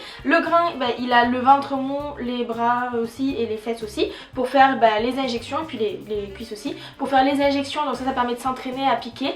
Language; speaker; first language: French; native; French